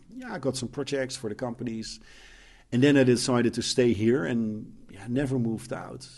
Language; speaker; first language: English; non-native, fluent; Dutch